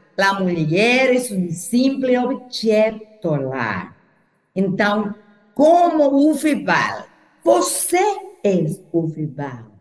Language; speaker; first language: Portuguese; non-native, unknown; Spanish